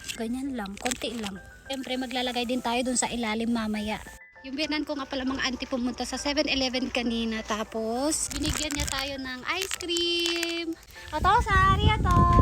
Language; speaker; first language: Filipino; non-native, local second language; Iloko